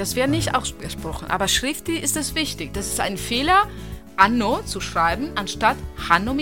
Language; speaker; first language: German; non-native, fluent; Italian